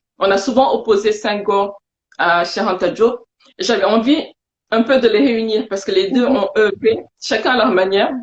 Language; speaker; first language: French; non-native, local second language; Wolof